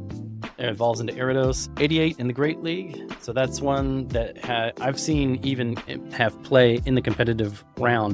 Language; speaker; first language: English; native; English